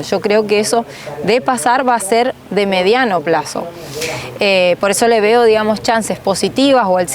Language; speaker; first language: Spanish; native; Spanish